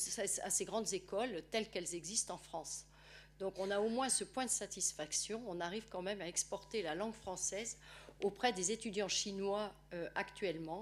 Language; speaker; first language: French; native; French